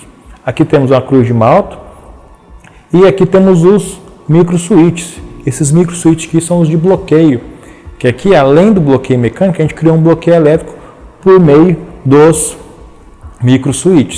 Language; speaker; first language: Portuguese; native; Portuguese